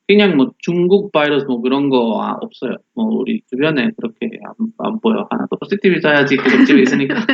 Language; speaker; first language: Korean; non-native, learner; Spanish